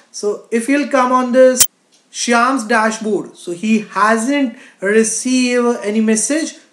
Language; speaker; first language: English; non-native, local second language; Hindi